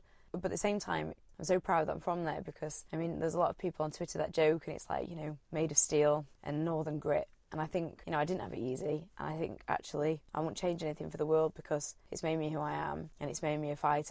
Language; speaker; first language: English; native; English